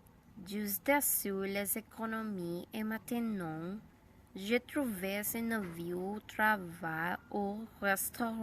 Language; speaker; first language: French; non-native, learner; Spanish